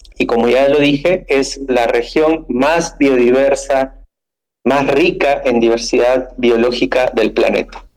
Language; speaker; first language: Spanish; native; Spanish